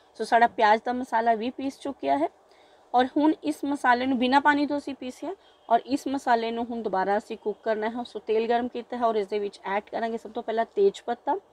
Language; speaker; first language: Hindi; non-native, local second language; Punjabi